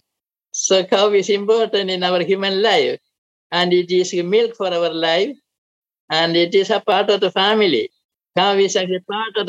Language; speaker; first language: English; non-native, local second language; Malayalam